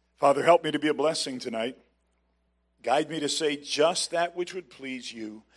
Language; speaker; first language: English; native; English